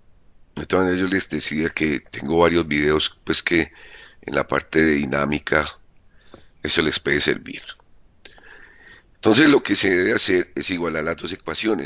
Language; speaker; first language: Spanish; native; Spanish